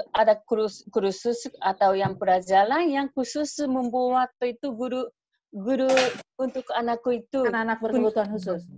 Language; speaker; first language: Indonesian; non-native, learner; Japanese